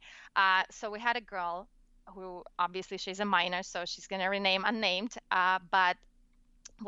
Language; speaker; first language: English; non-native, fluent; Russian